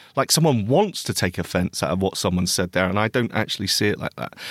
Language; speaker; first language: English; native; English